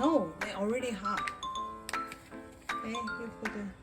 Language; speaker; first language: English; non-native, learner; Chinese